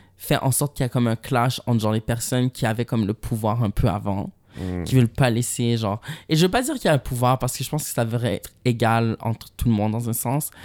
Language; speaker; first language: French; native; French